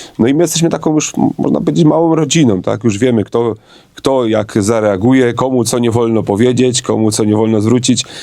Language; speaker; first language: Polish; native; Polish